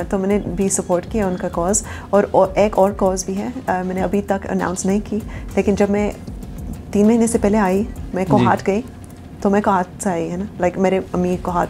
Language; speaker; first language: Hindi; early bilingual, heritage; Urdu